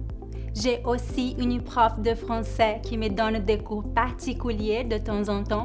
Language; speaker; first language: French; non-native, fluent; Portuguese